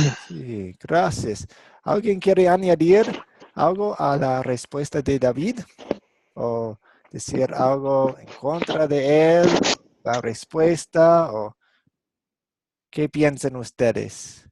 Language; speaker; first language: Spanish; non-native, fluent; English